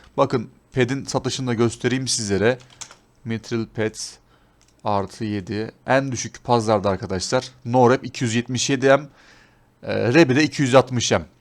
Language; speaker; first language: Turkish; native; Turkish